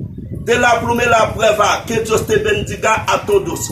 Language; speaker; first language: Spanish; non-native, learner; Haitian Creole